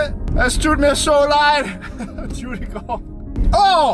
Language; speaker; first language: German; non-native, learner; English